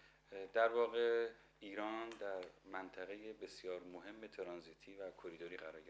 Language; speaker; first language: Persian; native; Persian